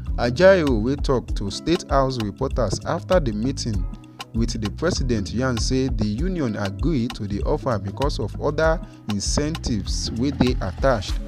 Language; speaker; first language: Nigerian Pidgin; non-native, local second language; Yoruba